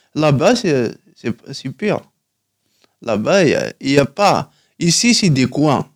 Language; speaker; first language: French; non-native, local second language; Kabyle